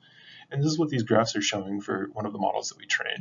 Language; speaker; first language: English; native; English